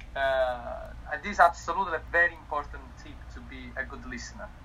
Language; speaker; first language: English; non-native, fluent; Italian